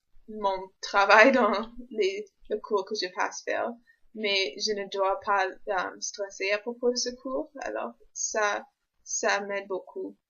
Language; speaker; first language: French; non-native, local second language; English